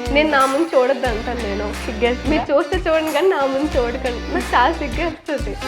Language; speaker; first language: Telugu; early bilingual, other home language; Bangla